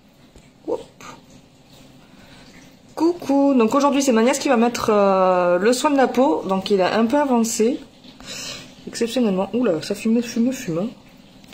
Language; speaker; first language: French; native; French